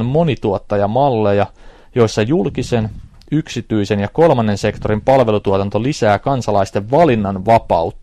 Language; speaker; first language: Finnish; native; Finnish